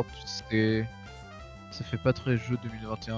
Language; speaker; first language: French; native; French